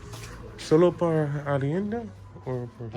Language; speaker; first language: Spanish; non-native, learner; English